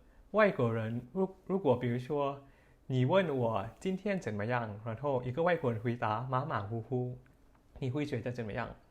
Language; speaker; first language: Chinese; non-native, fluent; Thai